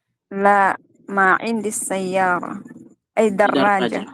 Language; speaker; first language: Arabic; non-native, learner; Filipino